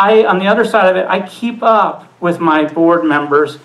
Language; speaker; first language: English; native; English